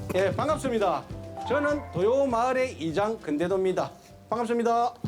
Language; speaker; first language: Korean; native; Korean